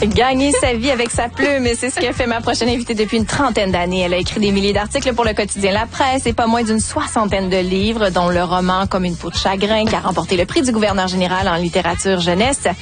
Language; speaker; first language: French; native; French